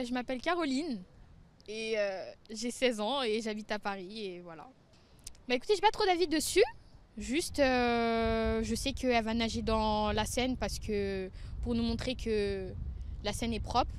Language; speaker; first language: French; native; French